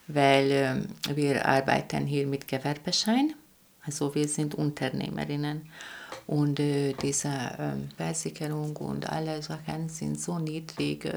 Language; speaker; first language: German; non-native, fluent; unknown